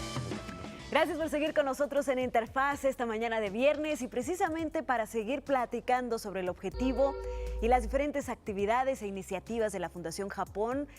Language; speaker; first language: Spanish; native; Spanish